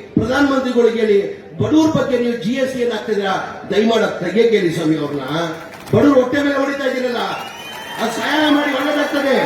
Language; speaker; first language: Kannada; non-native, local second language; Urdu